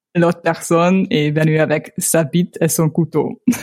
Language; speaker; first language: French; non-native, fluent; Hungarian